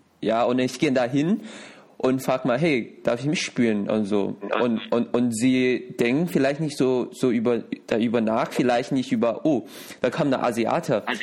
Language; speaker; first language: German; non-native, fluent; Chinese